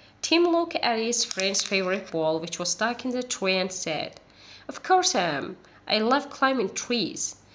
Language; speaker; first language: English; non-native, fluent; Azerbaijani